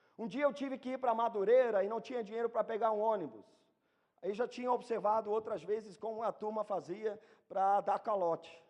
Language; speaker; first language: Portuguese; non-native, fluent; German